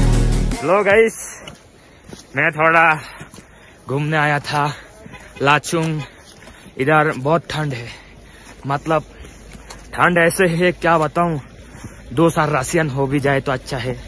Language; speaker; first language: Hindi; non-native, learner; Bangla